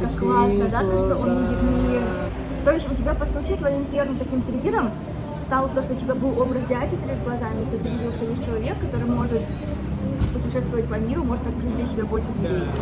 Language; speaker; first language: Russian; native; Russian